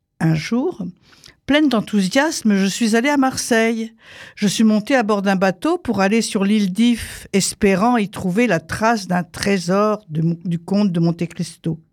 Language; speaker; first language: French; non-native, fluent; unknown